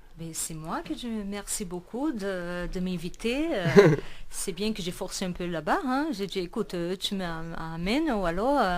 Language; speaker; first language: French; non-native, fluent; Portuguese